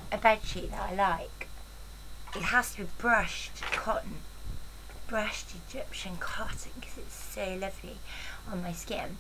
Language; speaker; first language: English; native; English